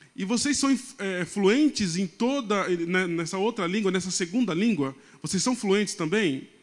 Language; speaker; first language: Portuguese; non-native, local second language; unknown